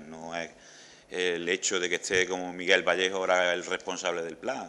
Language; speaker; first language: Spanish; native; Spanish